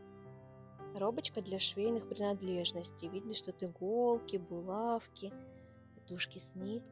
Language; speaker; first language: Russian; native; Russian